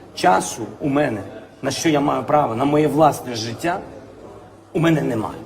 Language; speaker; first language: Ukrainian; non-native, local second language; Russian